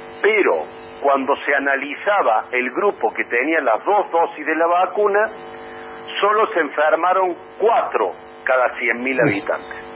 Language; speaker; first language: Spanish; native; Spanish